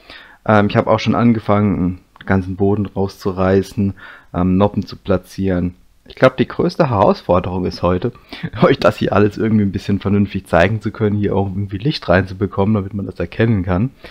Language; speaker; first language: German; native; German